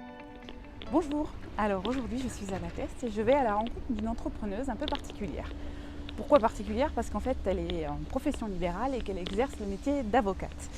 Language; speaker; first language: French; native; French